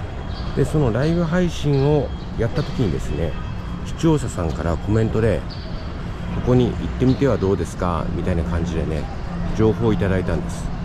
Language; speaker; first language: Japanese; native; Japanese